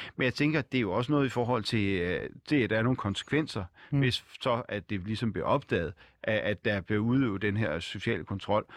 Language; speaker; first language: Danish; native; Danish